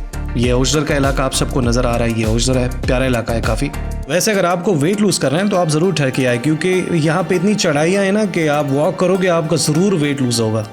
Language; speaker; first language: Urdu; non-native, local second language; Pashto